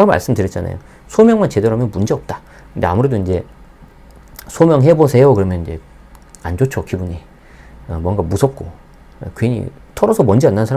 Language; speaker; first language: Korean; native; Korean